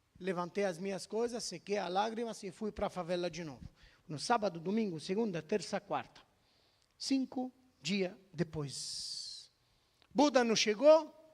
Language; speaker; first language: Portuguese; non-native, fluent; Arabic